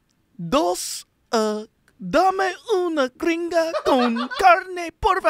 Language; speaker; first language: Spanish; non-native, learner; English